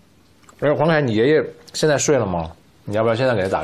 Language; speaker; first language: Chinese; native; Chinese